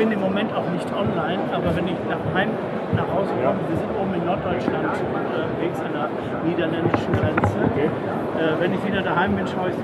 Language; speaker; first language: German; native; German